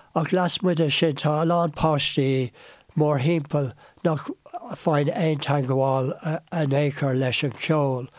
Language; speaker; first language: Irish; non-native, local second language; English